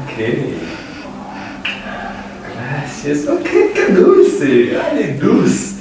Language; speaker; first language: Spanish; non-native, learner; Haitian Creole